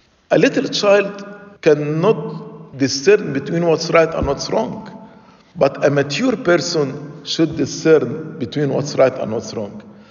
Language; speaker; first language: English; non-native, fluent; Arabic